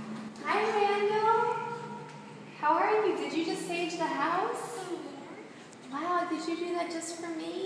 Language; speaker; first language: English; native; English